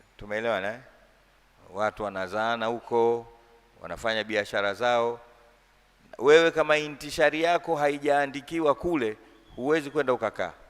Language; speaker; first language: Swahili; native; Swahili